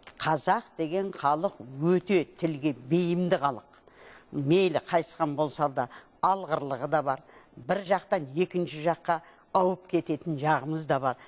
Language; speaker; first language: Kazakh; native; Kazakh